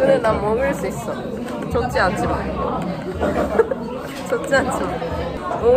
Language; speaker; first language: Korean; non-native, learner; Japanese